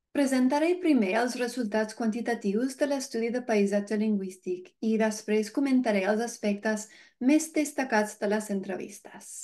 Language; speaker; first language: Catalan; non-native, fluent; English